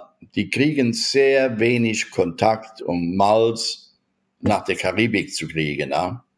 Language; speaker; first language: German; native; German